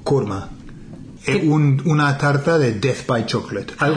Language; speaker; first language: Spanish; non-native, fluent; English